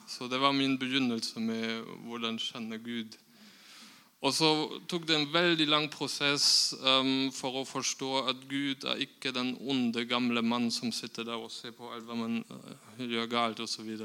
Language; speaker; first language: Norwegian; non-native, fluent; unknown